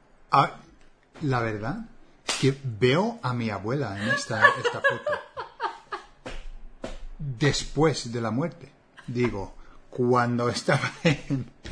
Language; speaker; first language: Spanish; non-native, fluent; English